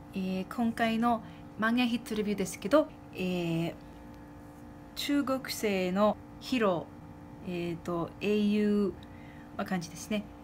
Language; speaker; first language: Japanese; non-native, fluent; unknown